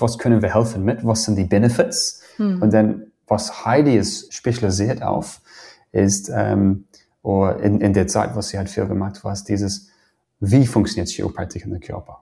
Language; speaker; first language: German; non-native, fluent; English